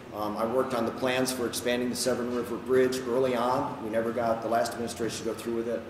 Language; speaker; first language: English; native; English